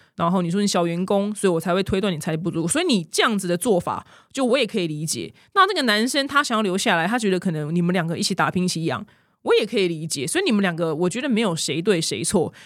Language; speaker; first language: Chinese; native; Chinese